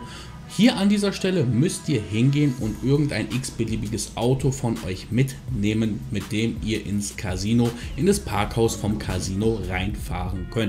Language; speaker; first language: German; native; German